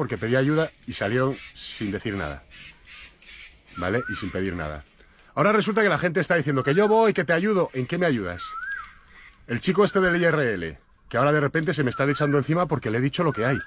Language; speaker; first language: Spanish; native; Spanish